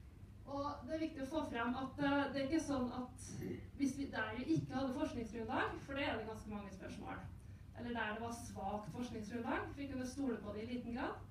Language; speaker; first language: Norwegian; native; Norwegian